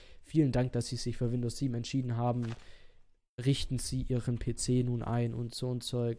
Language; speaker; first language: German; native; German